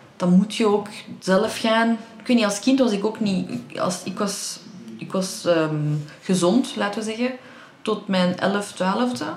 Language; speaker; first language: Dutch; early bilingual, other home language; Persian